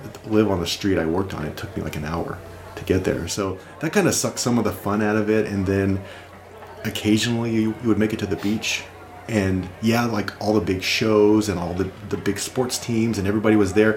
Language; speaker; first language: English; native; English